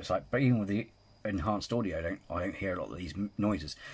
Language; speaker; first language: English; native; English